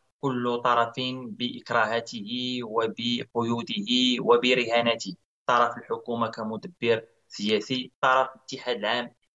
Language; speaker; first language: Arabic; native; Arabic